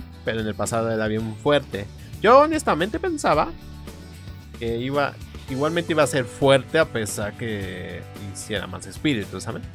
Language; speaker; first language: Spanish; native; Spanish